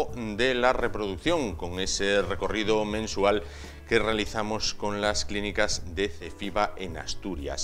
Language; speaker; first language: Spanish; native; Spanish